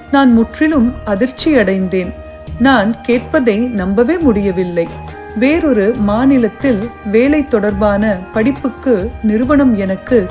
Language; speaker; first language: Tamil; early bilingual, heritage; Tamil